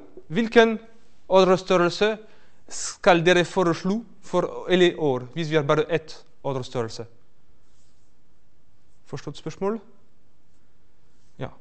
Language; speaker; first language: Norwegian; non-native, fluent; French